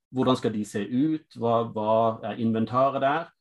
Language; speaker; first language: Norwegian; non-native, fluent; English